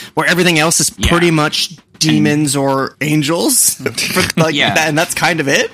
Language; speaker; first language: English; native; English